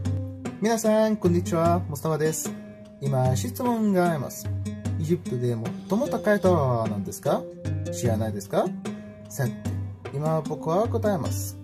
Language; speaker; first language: Japanese; non-native, learner; Arabic